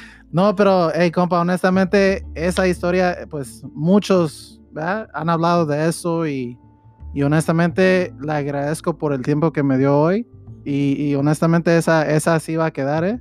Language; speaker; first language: Spanish; early bilingual, heritage; Spanish